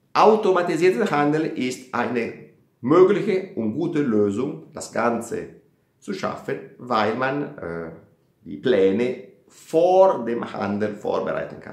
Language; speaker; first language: German; non-native, fluent; Italian